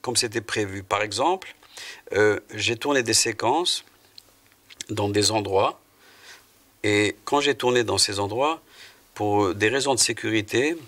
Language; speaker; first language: French; non-native, local second language; Arabic